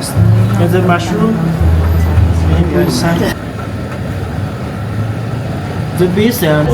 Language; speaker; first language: English; non-native, learner; Vietnamese